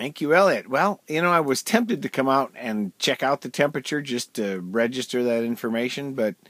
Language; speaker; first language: English; native; English